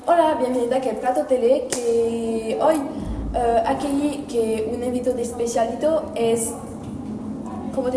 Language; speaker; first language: Spanish; non-native, learner; French